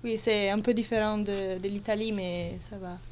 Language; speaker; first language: French; non-native, learner; Italian